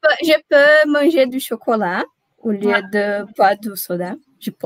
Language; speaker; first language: French; non-native, learner; Portuguese